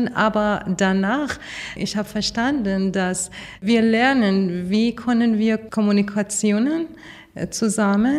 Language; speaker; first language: German; non-native, learner; Persian